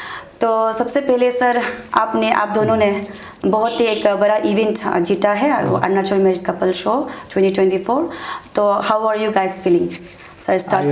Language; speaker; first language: Hindi; non-native, local second language; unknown